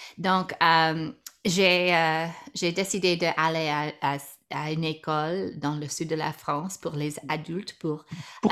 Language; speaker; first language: French; non-native, learner; English